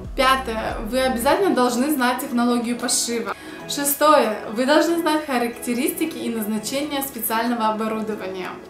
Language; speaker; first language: Russian; native; Russian